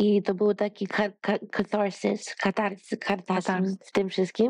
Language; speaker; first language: Polish; early bilingual, heritage; Polish